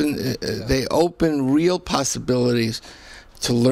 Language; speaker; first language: English; native; English